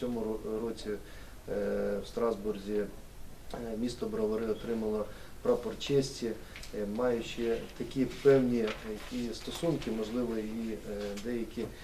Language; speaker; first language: Ukrainian; native; Ukrainian